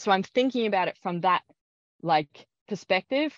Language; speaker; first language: English; native; English